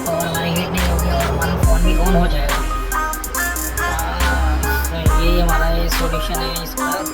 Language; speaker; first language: Hindi; native; Hindi